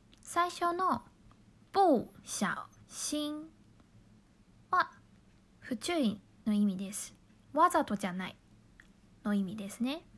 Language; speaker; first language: Japanese; non-native, fluent; Chinese